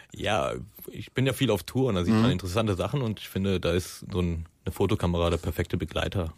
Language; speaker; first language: German; early bilingual, other home language; Persian